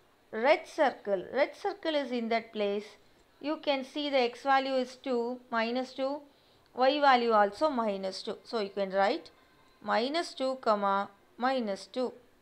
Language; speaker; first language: English; non-native, local second language; Tamil